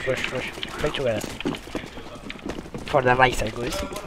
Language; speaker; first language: English; non-native, learner; Spanish